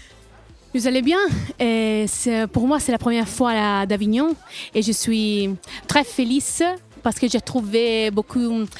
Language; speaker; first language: French; non-native, learner; Italian